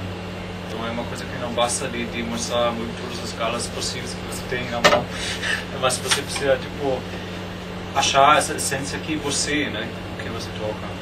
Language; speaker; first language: Portuguese; non-native, fluent; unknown